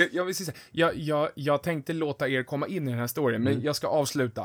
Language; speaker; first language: Swedish; native; Swedish